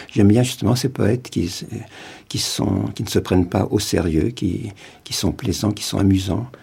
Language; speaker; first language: French; native; French